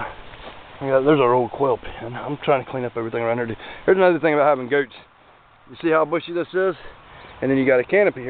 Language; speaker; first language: English; native; English